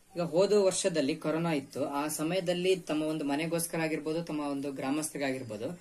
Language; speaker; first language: Kannada; native; Kannada